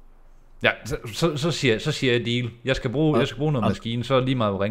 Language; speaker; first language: Danish; native; Danish